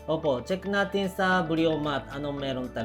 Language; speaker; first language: Filipino; non-native, learner; Japanese